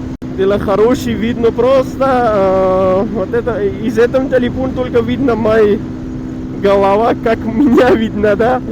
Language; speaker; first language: Russian; non-native, learner; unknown